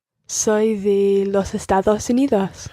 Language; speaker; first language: Spanish; non-native, learner; English